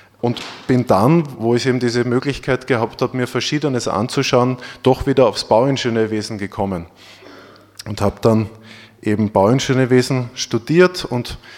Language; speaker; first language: German; native; German